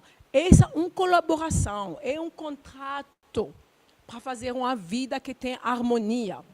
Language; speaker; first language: Portuguese; non-native, learner; Luba-Lulua